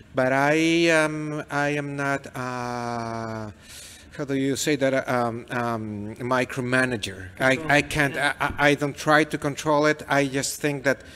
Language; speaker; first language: English; non-native, fluent; Spanish